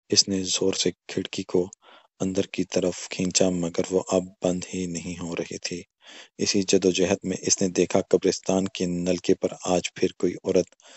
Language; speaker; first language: Urdu; non-native, local second language; Pashto